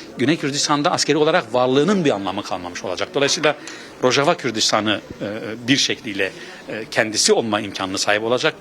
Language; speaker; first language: Turkish; non-native, local second language; Kurdish